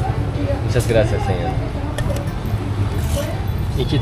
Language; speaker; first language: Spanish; non-native, learner; Turkish